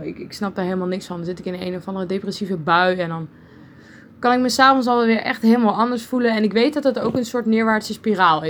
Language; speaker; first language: Dutch; native; Dutch